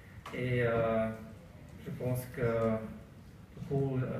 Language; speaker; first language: French; non-native, learner; German